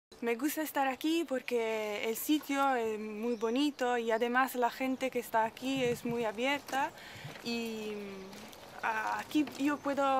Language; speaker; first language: Spanish; non-native, fluent; Italian